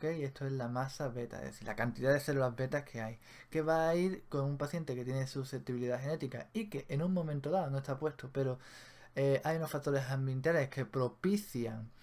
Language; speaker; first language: Spanish; native; Spanish